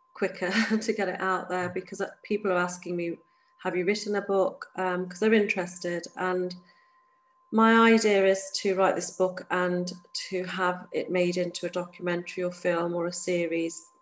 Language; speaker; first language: English; native; English